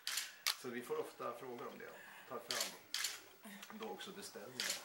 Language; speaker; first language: Swedish; native; Swedish